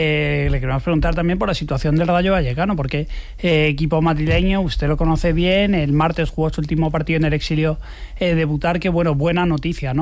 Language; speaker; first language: Spanish; native; Spanish